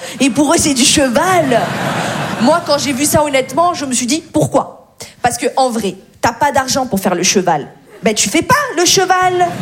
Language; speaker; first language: French; native; French